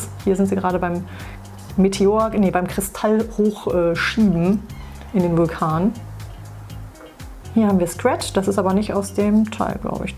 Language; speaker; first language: German; native; German